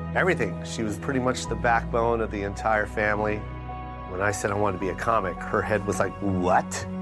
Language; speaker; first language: English; early bilingual, other home language; Filipino